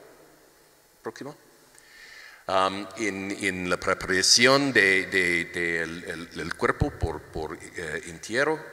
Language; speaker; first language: Spanish; non-native, learner; English